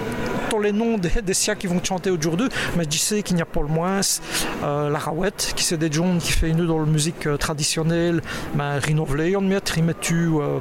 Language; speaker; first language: French; native; French